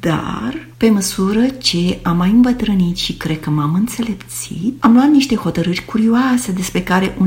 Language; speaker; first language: Romanian; native; Romanian